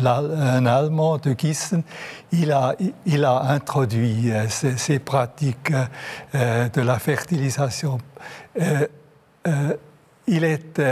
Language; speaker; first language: French; non-native, local second language; German